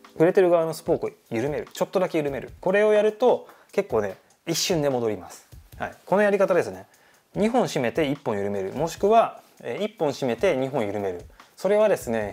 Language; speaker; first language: Japanese; native; Japanese